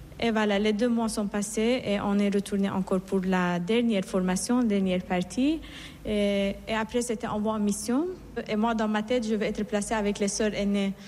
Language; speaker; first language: French; non-native, fluent; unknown